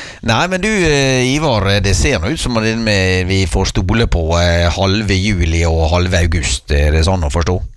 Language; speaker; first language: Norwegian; native; Norwegian